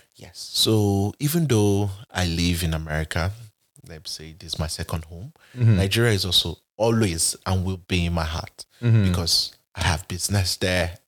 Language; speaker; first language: English; non-native, local second language; Bini